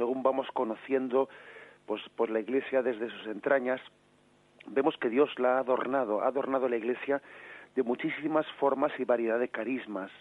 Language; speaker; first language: Spanish; native; Spanish